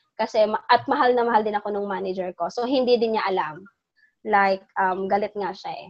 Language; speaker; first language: Filipino; non-native, local second language; Cebuano